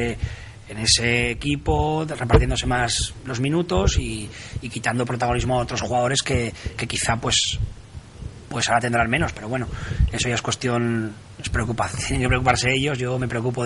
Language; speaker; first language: Spanish; native; Spanish